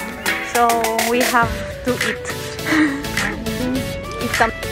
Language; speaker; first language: English; non-native, learner; Filipino